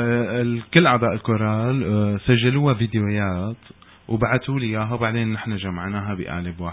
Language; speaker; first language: Arabic; native; Arabic